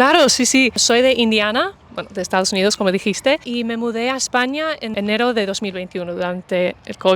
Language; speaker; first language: Spanish; non-native, fluent; English